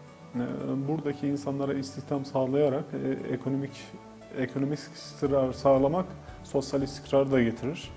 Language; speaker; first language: Turkish; native; Turkish